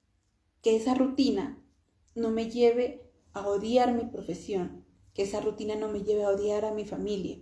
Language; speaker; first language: Spanish; native; Spanish